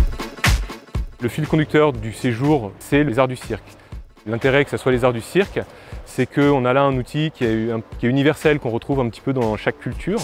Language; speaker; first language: French; native; French